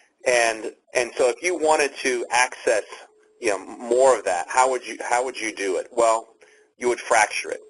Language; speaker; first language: English; native; English